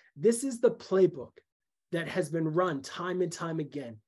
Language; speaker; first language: English; native; English